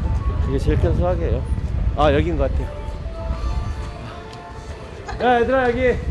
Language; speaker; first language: Korean; native; Korean